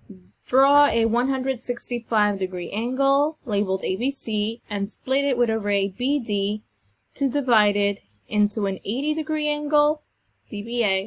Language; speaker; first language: English; native; English